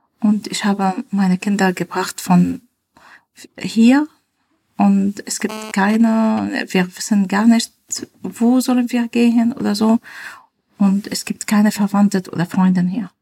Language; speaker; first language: German; non-native, learner; Arabic